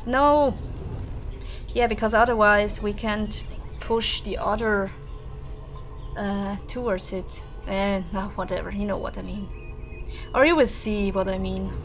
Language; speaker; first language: English; non-native, fluent; German